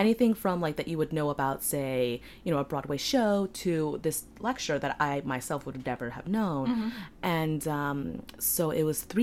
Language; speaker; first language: English; early bilingual, other home language; Polish